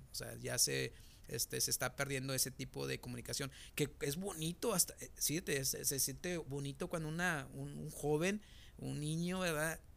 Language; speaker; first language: Spanish; native; Spanish